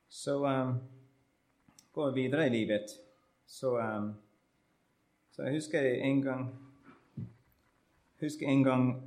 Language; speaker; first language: Norwegian; non-native, learner; English